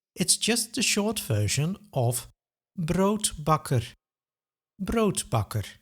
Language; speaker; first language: English; non-native, fluent; Dutch